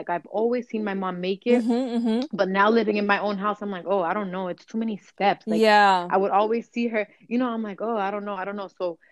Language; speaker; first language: English; early bilingual, other home language; Kabuverdianu